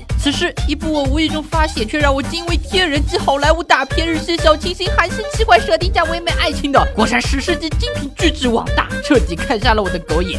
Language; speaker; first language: Chinese; native; Chinese